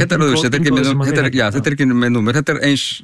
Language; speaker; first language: Icelandic; non-native, learner; Spanish